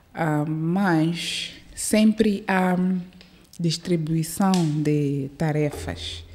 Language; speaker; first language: Portuguese; early bilingual, heritage; Portuguese